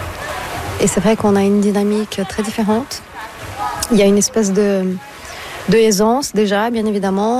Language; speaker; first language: French; non-native, fluent; Portuguese